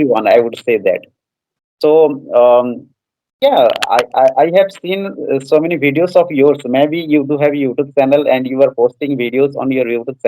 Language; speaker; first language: English; non-native, fluent; Odia